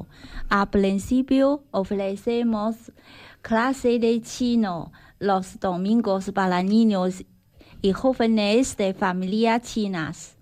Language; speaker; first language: Spanish; non-native, learner; Chinese